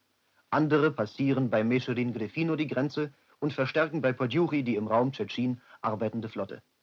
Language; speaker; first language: German; native; German